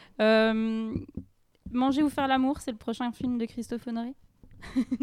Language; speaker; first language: French; native; French